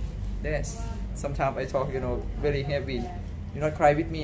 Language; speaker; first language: English; non-native, learner; Thai